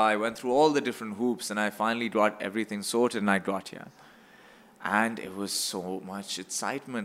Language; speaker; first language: English; non-native, local second language; Urdu